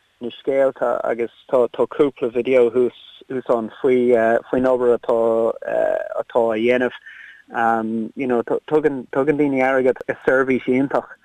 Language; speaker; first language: Irish; non-native, local second language; English